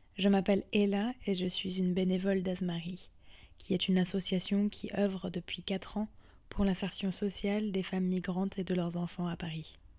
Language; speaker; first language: French; native; French